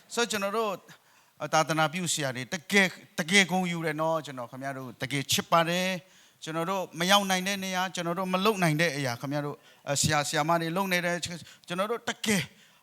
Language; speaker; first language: Burmese; non-native, local second language; Kachin